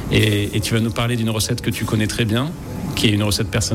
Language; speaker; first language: French; native; French